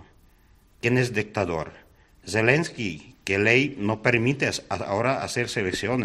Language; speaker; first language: Spanish; non-native, learner; Ukrainian